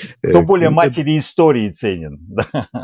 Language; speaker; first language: Russian; native; Russian